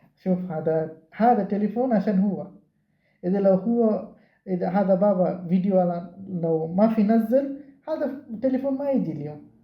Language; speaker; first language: Arabic; non-native, learner; Bangla